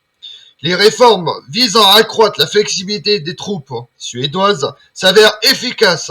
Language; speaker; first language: French; native; French